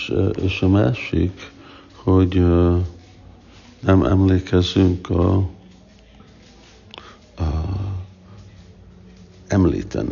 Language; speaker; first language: Hungarian; early bilingual, heritage; Hungarian